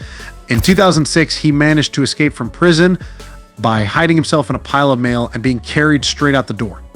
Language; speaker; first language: English; native; English